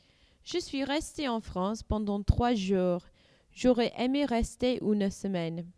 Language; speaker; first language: French; non-native, learner; English